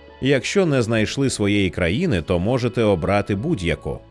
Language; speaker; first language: Ukrainian; native; Ukrainian